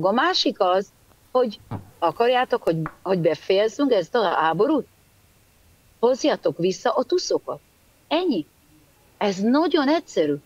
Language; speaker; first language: Hungarian; early bilingual, heritage; Hebrew